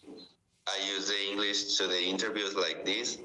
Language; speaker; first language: English; non-native, learner; Spanish